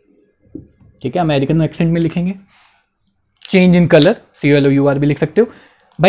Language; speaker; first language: Hindi; native; Hindi